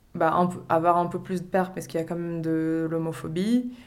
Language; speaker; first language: French; non-native, fluent; Portuguese